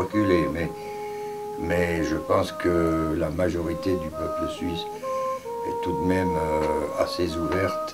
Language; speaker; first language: French; native; French